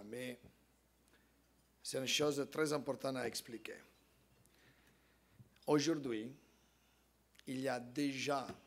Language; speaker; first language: French; non-native, fluent; Italian